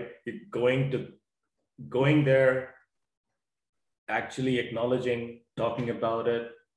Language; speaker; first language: English; non-native, local second language; Punjabi